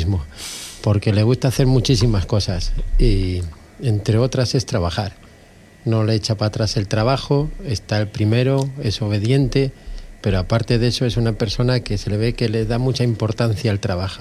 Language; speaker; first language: Spanish; native; Spanish